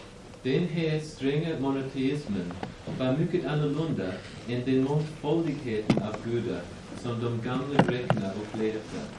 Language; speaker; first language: Swedish; non-native, fluent; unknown